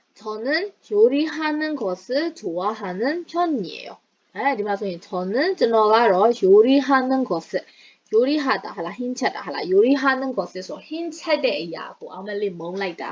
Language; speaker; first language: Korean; non-native, fluent; Burmese